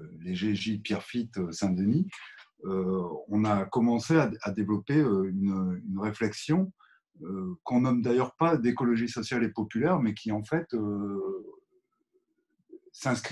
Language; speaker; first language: French; native; French